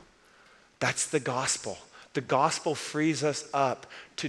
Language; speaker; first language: English; native; English